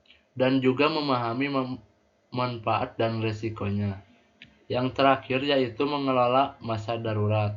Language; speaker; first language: Indonesian; native; Indonesian